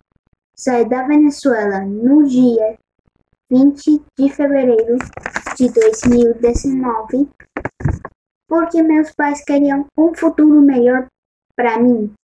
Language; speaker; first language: Portuguese; early bilingual, other home language; Spanish